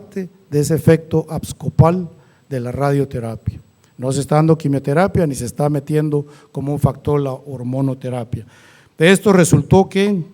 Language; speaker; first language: Spanish; native; Spanish